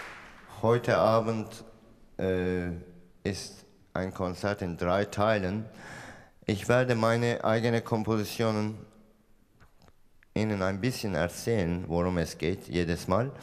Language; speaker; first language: German; non-native, fluent; Turkish